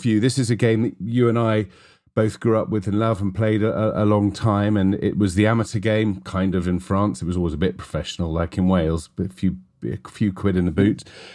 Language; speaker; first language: English; native; English